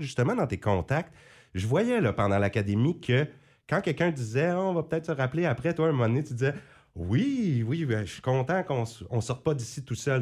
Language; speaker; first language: French; native; French